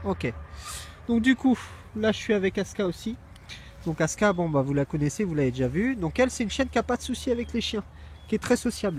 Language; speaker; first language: French; native; French